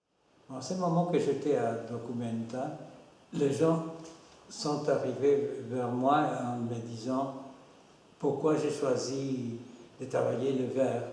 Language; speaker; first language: French; non-native, fluent; Spanish